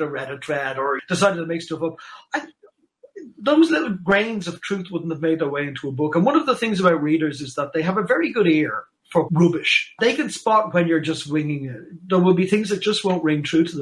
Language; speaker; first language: English; native; English